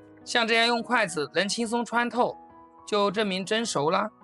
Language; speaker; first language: Chinese; native; Chinese